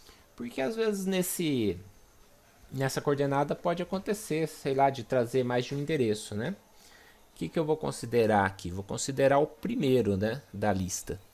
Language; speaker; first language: Portuguese; native; Portuguese